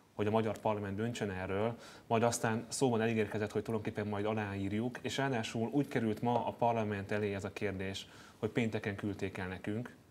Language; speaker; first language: Hungarian; native; Hungarian